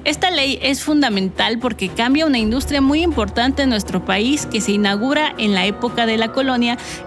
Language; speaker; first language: Spanish; native; Spanish